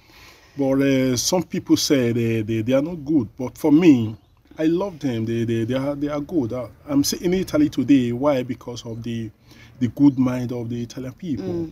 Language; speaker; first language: English; non-native, learner; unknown